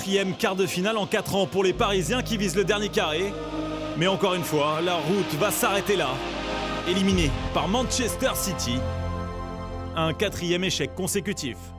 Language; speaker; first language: French; native; French